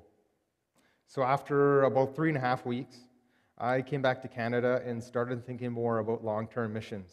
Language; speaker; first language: English; native; English